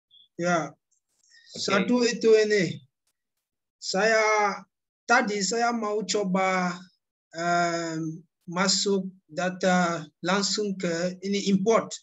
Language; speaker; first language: Indonesian; non-native, learner; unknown